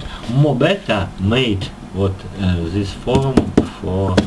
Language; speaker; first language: English; non-native, learner; Russian